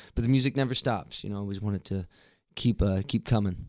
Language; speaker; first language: English; native; English